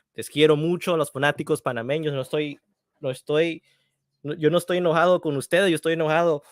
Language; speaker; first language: Spanish; early bilingual, heritage; Spanish